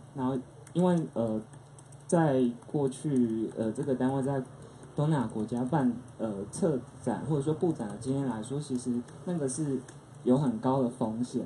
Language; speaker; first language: Chinese; native; Chinese